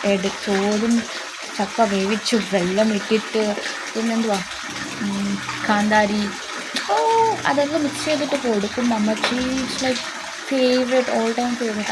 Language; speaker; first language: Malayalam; non-native, local second language; Telugu